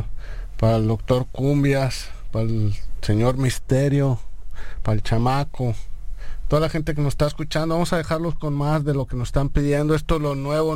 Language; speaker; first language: Spanish; native; Spanish